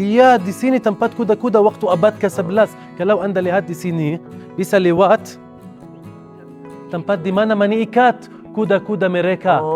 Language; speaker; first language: Indonesian; non-native, learner; Arabic